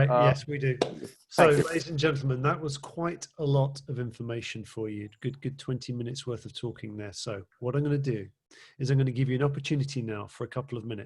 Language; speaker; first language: English; native; English